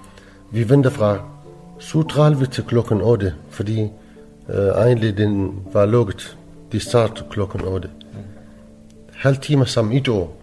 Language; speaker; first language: Danish; non-native, learner; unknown